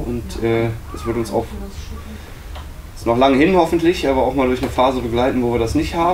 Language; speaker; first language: German; native; German